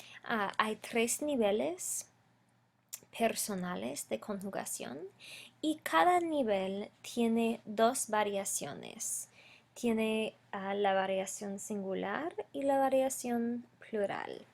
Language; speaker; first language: Spanish; non-native, fluent; English